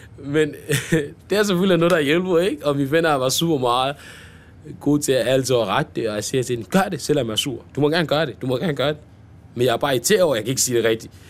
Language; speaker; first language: Danish; early bilingual, other home language; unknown